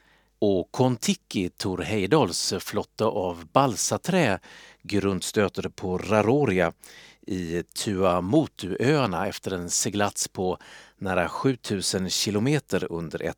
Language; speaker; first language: Swedish; native; Swedish